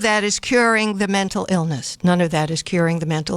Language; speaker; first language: English; native; English